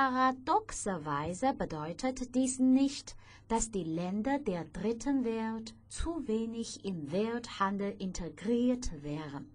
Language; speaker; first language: German; non-native, fluent; Chinese